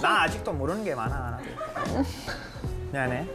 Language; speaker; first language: Korean; non-native, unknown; Italian